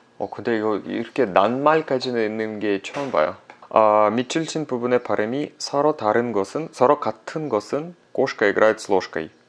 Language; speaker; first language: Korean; non-native, fluent; Russian